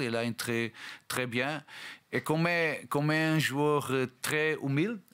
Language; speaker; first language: French; non-native, learner; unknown